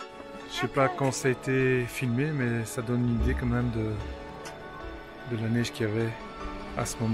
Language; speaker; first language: French; native; French